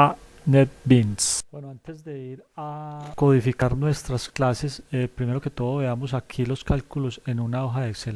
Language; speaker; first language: Spanish; native; Spanish